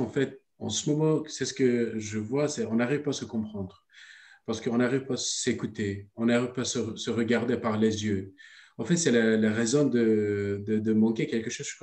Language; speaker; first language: French; non-native, learner; Turkish